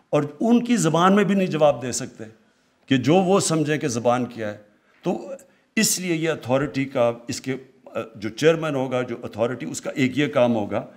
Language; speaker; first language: Urdu; native; Urdu